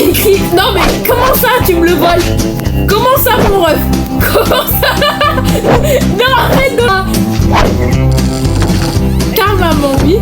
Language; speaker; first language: French; native; French